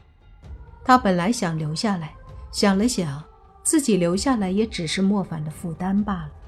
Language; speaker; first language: Chinese; native; Chinese